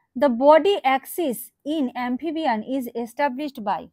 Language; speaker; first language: English; non-native, local second language; Bangla